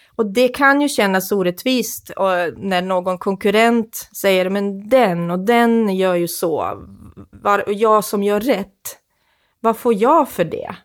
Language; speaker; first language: Swedish; non-native, fluent; Croatian